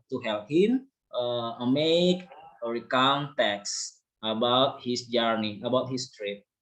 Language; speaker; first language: English; non-native, learner; Indonesian